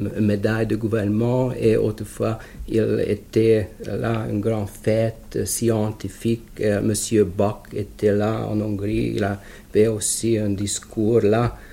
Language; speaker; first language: French; non-native, fluent; Hungarian